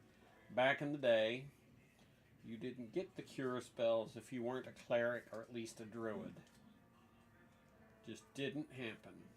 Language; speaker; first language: English; native; English